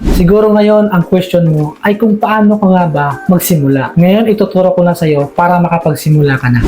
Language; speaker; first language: Filipino; non-native, local second language; Cebuano